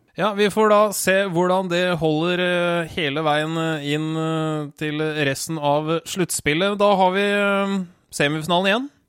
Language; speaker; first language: Norwegian; native; Norwegian